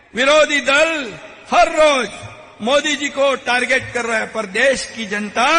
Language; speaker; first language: Hindi; non-native, local second language; Marathi